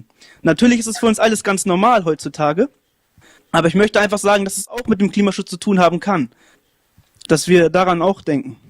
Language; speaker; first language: German; native; German